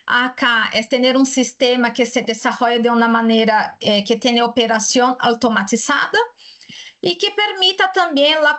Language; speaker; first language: Spanish; non-native, fluent; Portuguese